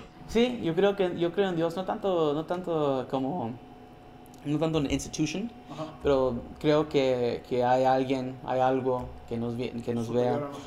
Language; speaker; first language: Spanish; early bilingual, heritage; Spanish